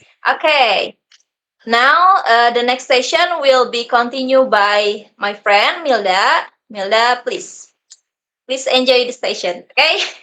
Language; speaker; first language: English; non-native, learner; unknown